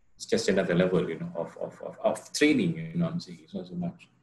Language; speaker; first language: English; non-native, local second language; Malay